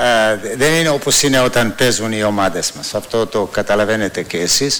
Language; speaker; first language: Greek; non-native, fluent; Serbian